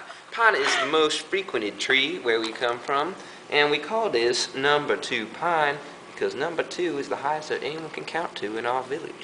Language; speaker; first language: English; native; English